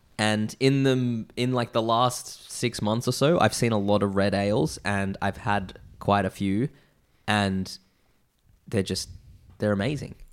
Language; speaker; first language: English; native; English